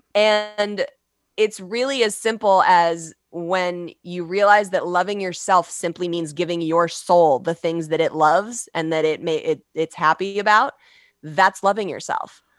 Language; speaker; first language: English; native; English